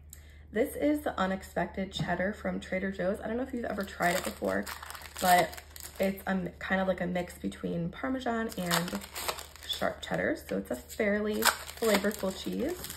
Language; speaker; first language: English; native; English